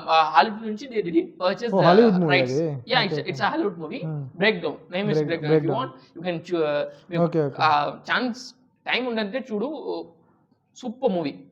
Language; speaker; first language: Telugu; non-native, learner; Tamil